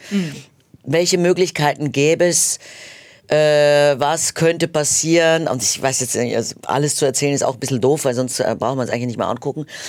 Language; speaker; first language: German; native; German